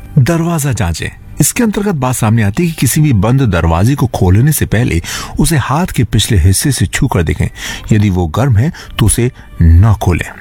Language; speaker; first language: Hindi; native; Hindi